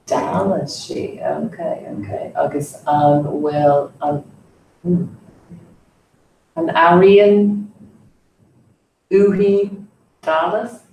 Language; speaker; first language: Irish; non-native, fluent; English